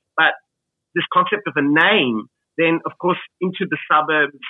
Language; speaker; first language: English; early bilingual, other home language; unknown